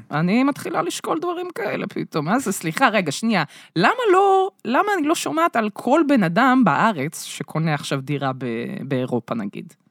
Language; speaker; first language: Hebrew; native; Hebrew